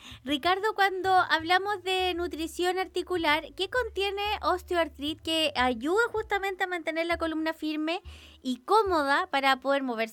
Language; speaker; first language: Spanish; native; Spanish